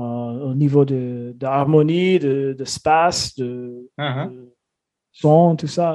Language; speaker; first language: French; non-native, fluent; English